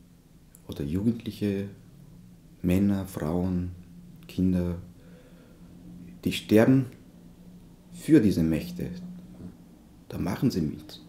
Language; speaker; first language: German; non-native, fluent; Turkish